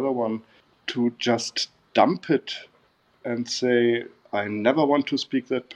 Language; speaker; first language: English; non-native, fluent; German